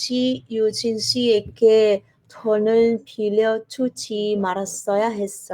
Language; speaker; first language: Korean; non-native, learner; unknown